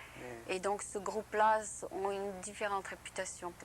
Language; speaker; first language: French; native; French